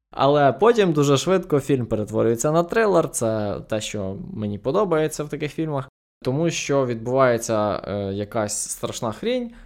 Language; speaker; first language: Ukrainian; native; Ukrainian